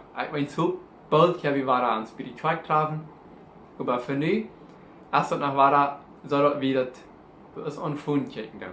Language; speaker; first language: German; non-native, learner; Plautdietsch